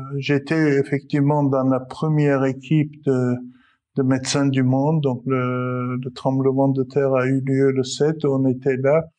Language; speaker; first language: French; non-native, fluent; Armenian